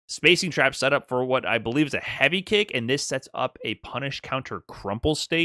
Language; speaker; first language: English; native; English